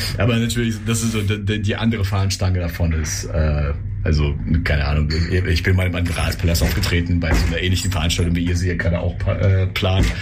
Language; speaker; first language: German; non-native, fluent; Russian